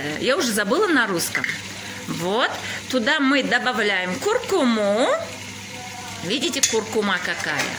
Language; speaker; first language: Russian; non-native, local second language; Kazakh